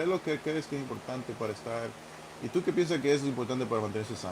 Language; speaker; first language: Spanish; non-native, fluent; English